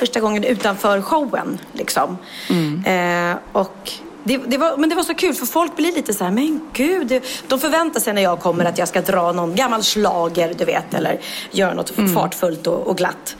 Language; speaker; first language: Swedish; native; Swedish